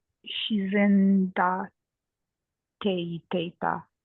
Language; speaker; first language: Japanese; non-native, learner; English